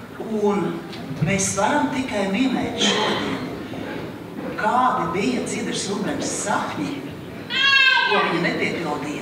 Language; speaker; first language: Latvian; native; Latvian